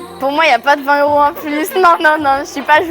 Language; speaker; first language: French; native; French